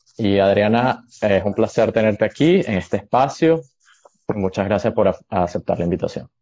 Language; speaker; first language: Spanish; native; Spanish